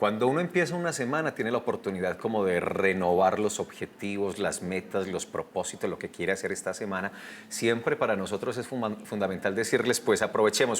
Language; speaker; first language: Spanish; native; Spanish